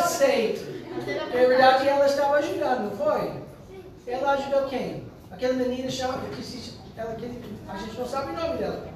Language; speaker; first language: Portuguese; non-native, fluent; English